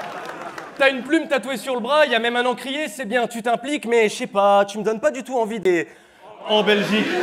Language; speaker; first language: French; native; French